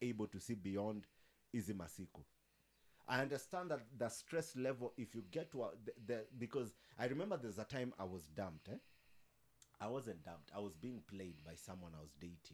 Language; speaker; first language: English; non-native, local second language; Swahili